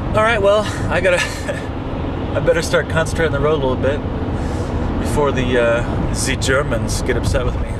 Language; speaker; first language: English; native; English